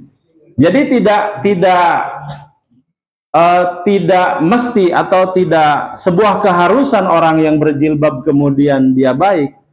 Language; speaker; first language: Indonesian; non-native, local second language; Sundanese